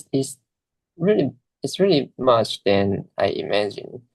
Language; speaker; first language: English; non-native, learner; Chinese